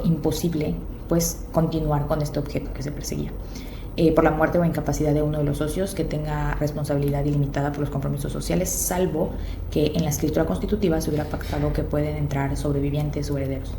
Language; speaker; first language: Spanish; native; Spanish